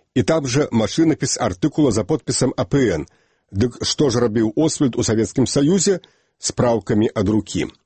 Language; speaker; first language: Belarusian; native; Belarusian